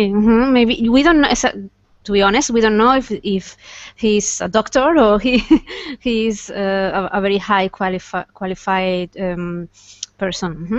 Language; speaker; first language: English; non-native, fluent; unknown